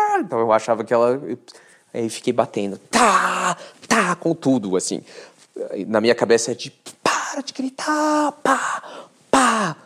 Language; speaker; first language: Portuguese; non-native, fluent; French